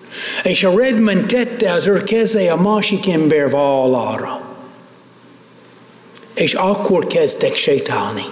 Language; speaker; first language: Hungarian; non-native, fluent; English